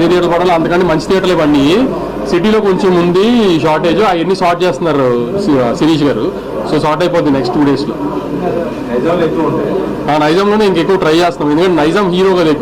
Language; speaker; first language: Telugu; native; Telugu